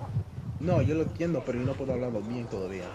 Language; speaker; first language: Spanish; early bilingual, heritage; Spanish